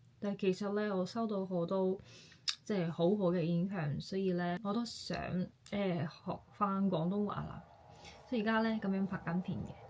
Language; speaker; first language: Cantonese; non-native, fluent; Japanese